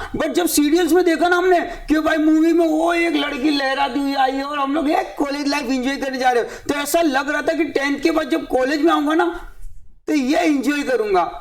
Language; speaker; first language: Hindi; native; Hindi